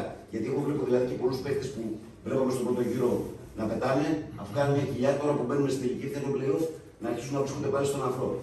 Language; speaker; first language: Greek; native; Greek